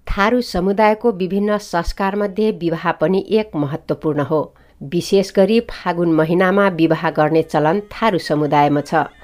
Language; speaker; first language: Nepali; non-native, local second language; Dangaura Tharu